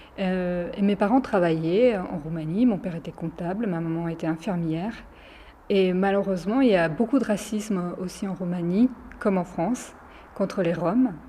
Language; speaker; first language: French; early bilingual, other home language; Romany